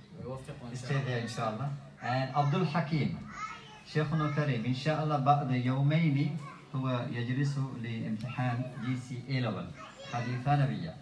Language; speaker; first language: Arabic; non-native, fluent; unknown